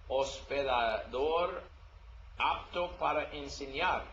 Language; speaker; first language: Spanish; non-native, learner; English